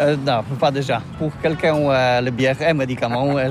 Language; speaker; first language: French; non-native, learner; Polish